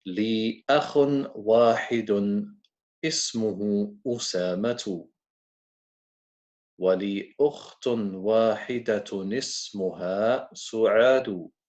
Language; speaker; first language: Arabic; non-native, fluent; English